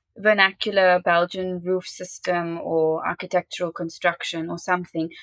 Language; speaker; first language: English; native; English